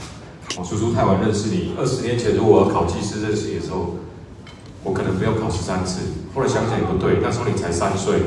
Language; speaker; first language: Chinese; native; Chinese